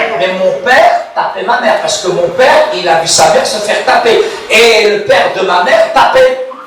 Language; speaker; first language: French; early bilingual, other home language; Arabic